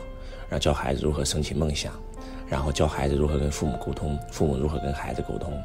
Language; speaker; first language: Chinese; native; Chinese